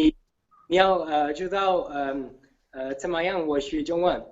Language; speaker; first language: Chinese; non-native, learner; Italian